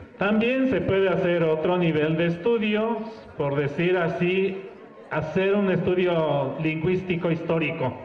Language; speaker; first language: Spanish; non-native, local second language; Mixtepec Mixtec